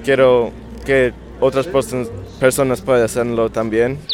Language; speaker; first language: Spanish; early bilingual, heritage; English